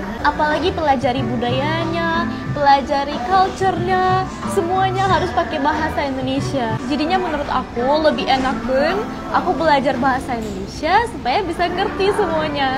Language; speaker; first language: Indonesian; non-native, fluent; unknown